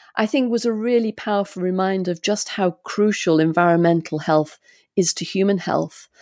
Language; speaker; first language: English; native; English